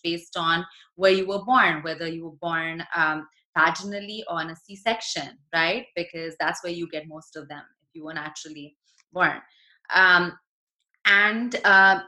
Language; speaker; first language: English; non-native, local second language; Hindi